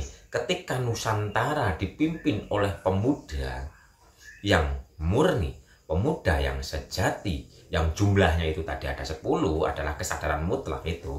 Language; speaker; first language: Indonesian; native; Indonesian